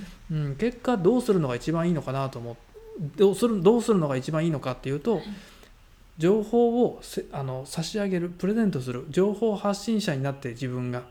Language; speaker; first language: Japanese; native; Japanese